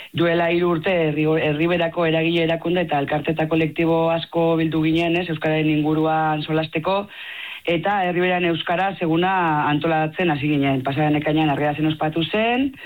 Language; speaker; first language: Basque; non-native, local second language; Spanish